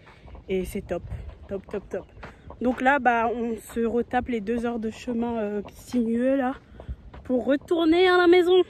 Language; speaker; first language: French; native; French